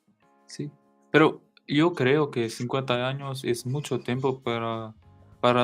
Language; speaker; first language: Spanish; non-native, learner; Portuguese